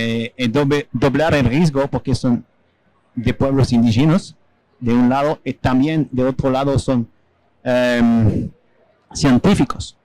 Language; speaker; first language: Spanish; non-native, fluent; French